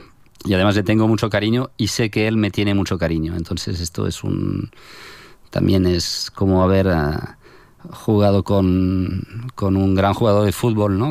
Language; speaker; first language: Spanish; non-native, fluent; French